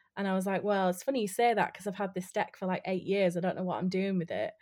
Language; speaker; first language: English; native; English